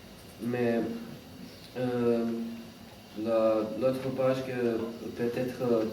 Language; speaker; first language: French; non-native, learner; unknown